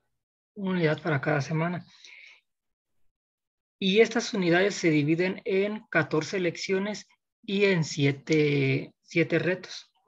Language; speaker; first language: Spanish; native; Spanish